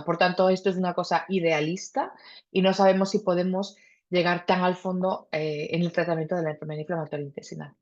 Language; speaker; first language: Spanish; native; Spanish